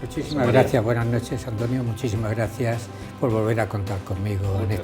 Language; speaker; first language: Spanish; native; Spanish